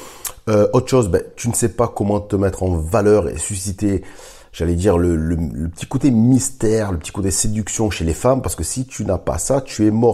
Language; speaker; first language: French; native; French